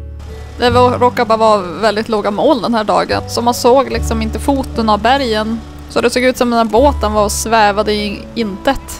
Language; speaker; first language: Swedish; native; Swedish